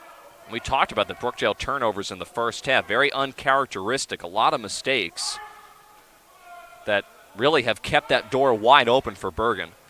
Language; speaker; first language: English; native; English